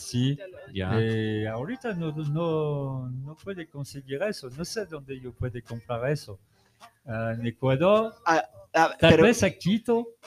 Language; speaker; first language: Spanish; non-native, learner; French